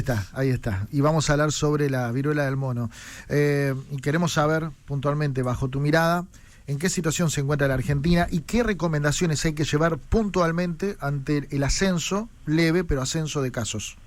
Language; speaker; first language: Spanish; native; Spanish